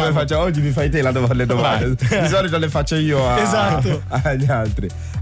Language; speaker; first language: Italian; non-native, fluent; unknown